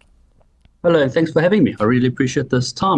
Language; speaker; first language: English; native; English